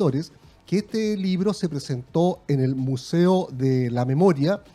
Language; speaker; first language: Spanish; native; Spanish